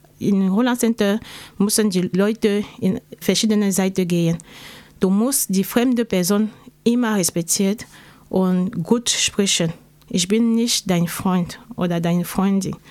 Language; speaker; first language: German; non-native, learner; French